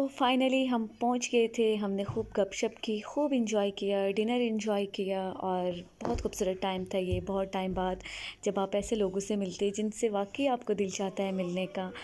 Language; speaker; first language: Hindi; native; Hindi